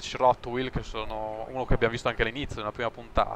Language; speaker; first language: Italian; native; Italian